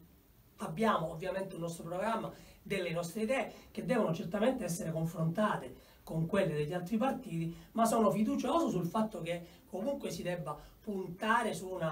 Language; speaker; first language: Italian; native; Italian